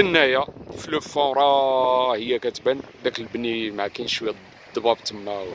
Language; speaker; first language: Arabic; native; Arabic